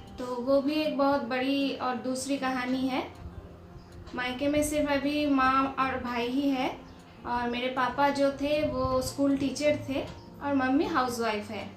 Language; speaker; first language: Hindi; non-native, local second language; Bangla